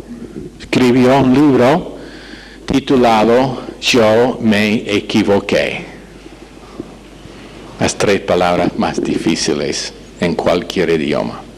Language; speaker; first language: Spanish; non-native, fluent; English